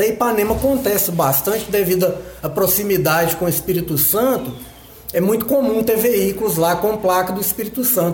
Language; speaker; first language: Portuguese; native; Portuguese